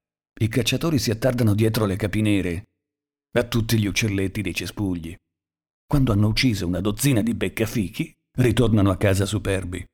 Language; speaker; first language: Italian; native; Italian